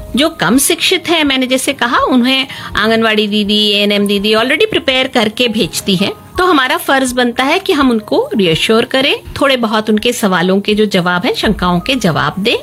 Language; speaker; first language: Hindi; native; Hindi